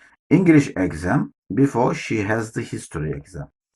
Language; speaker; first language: English; non-native, fluent; Turkish